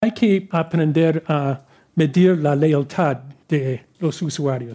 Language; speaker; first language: Spanish; non-native, fluent; English